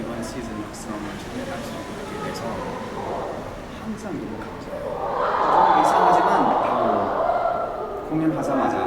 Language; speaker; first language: Korean; early bilingual, heritage; English